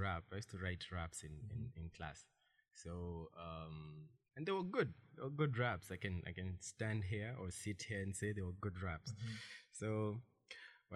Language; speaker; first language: English; non-native, local second language; Swahili